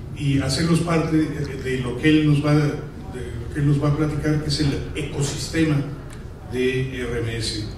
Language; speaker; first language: Spanish; native; Spanish